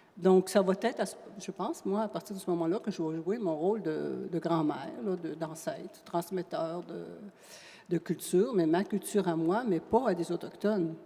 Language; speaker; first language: French; non-native, local second language; Cree